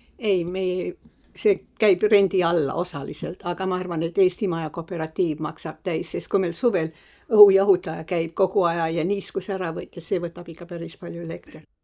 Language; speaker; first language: Estonian; early bilingual, heritage; Estonian